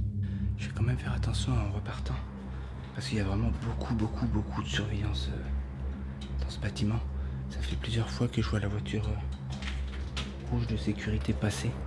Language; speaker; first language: French; native; French